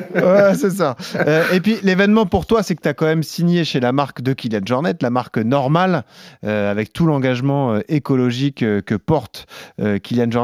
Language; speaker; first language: French; native; French